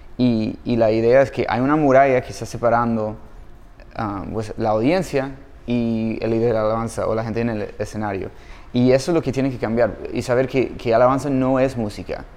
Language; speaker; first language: Spanish; non-native, fluent; English